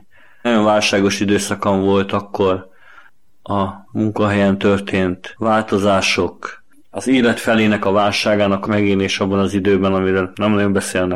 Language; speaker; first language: Hungarian; native; Hungarian